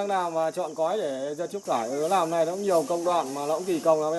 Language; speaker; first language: Vietnamese; native; Vietnamese